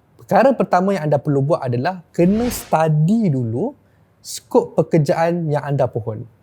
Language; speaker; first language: Malay; native; Malay